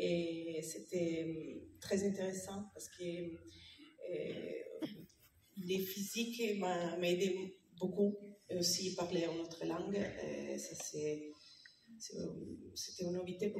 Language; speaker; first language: French; non-native, learner; Italian